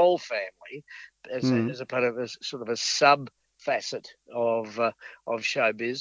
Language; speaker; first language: English; native; English